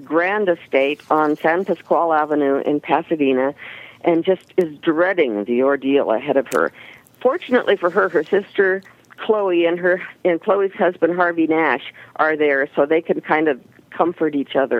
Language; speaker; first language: English; native; English